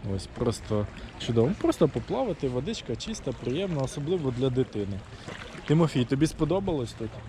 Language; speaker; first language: Ukrainian; non-native, local second language; Russian